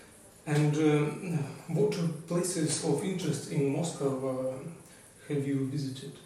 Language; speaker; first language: English; non-native, learner; Russian